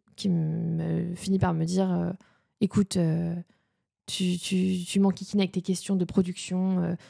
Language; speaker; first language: French; native; French